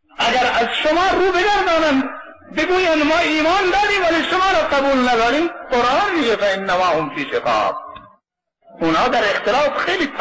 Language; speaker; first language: Persian; non-native, local second language; Baluchi